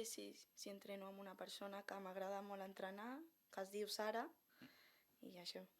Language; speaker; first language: Catalan; non-native, local second language; Spanish